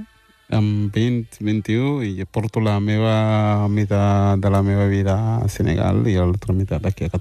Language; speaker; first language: Catalan; early bilingual, other home language; Wolof